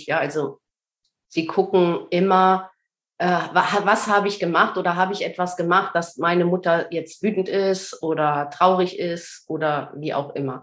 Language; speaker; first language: German; native; German